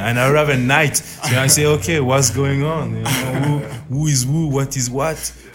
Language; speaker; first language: English; non-native, learner; French